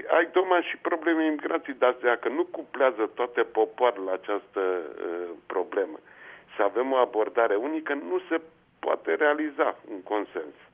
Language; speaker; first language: Romanian; native; Romanian